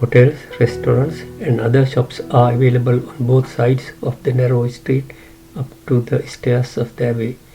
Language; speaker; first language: English; non-native, local second language; Sinhala